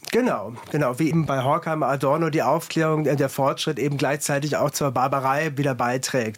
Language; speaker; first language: German; native; German